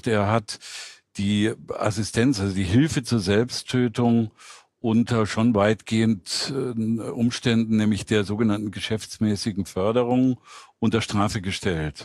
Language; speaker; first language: German; native; German